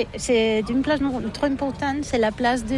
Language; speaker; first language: French; non-native, learner; Catalan